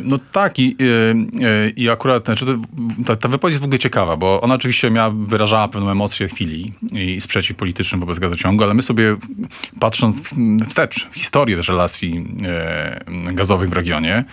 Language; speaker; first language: Polish; native; Polish